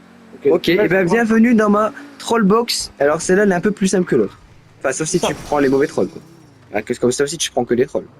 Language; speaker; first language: French; native; French